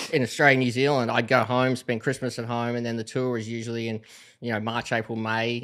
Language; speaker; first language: English; native; English